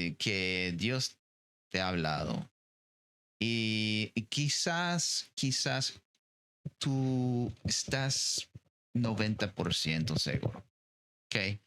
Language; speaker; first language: Spanish; non-native, fluent; English